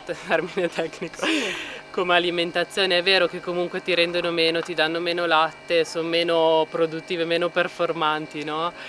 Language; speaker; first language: Italian; native; Italian